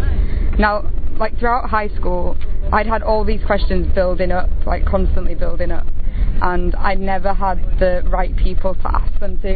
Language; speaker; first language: English; native; English